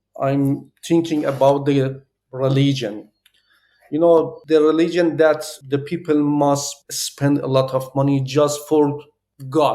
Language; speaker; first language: English; non-native, learner; Persian